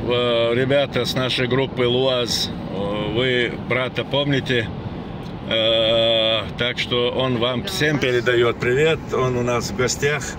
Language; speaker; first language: Russian; non-native, local second language; Chechen